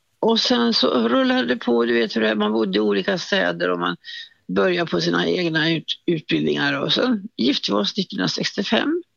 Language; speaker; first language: Swedish; native; Swedish